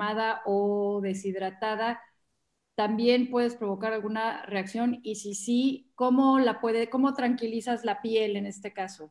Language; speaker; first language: Spanish; native; Spanish